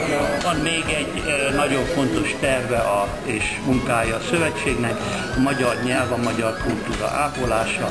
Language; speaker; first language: Hungarian; early bilingual, heritage; Hungarian